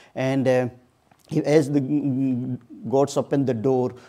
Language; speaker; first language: English; non-native, local second language; Odia